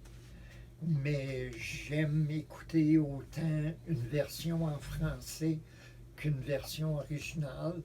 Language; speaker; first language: French; native; French